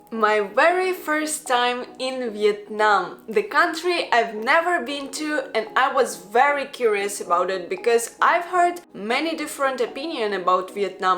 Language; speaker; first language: English; non-native, fluent; Ukrainian